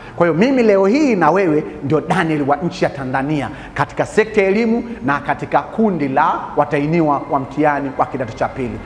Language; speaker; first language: Swahili; native; Swahili